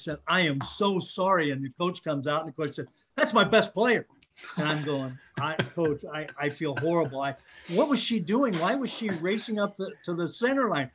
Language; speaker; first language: English; native; English